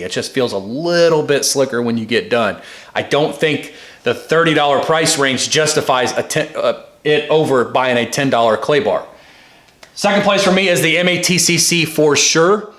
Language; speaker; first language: English; native; English